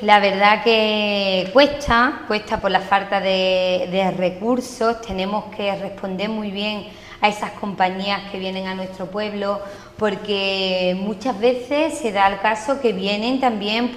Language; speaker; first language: Spanish; native; Spanish